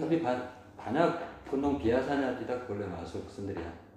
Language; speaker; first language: Indonesian; non-native, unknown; Korean